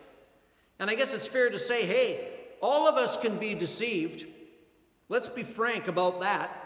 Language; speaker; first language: English; native; English